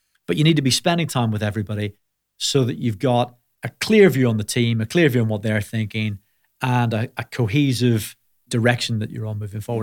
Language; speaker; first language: English; native; English